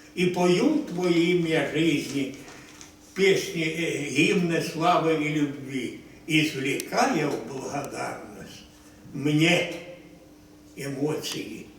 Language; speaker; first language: Russian; non-native, local second language; Ukrainian